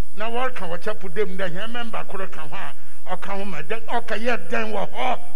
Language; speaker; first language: English; non-native, local second language; Akan